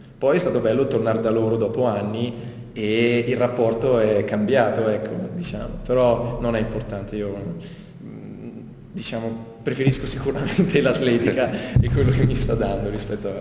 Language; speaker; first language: Italian; native; Italian